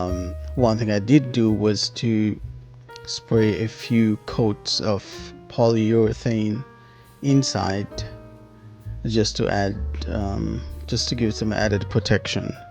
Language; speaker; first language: English; native; English